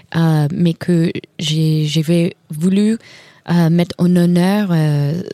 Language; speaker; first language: French; non-native, fluent; English